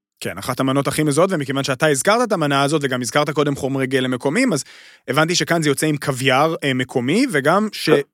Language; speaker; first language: Hebrew; native; Hebrew